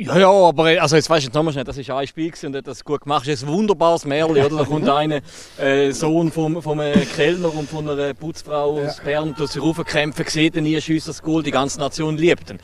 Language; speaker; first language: German; native; German